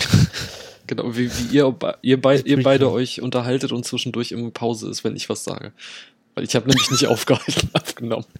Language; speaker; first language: German; native; German